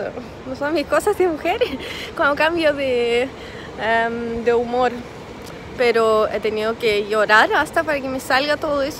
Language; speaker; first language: Spanish; non-native, fluent; Russian